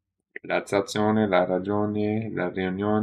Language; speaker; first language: Italian; non-native, learner; English